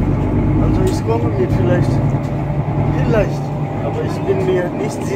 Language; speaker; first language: German; non-native, learner; Arabic